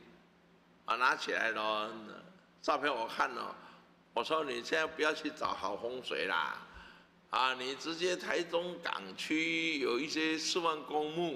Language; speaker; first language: Chinese; native; Chinese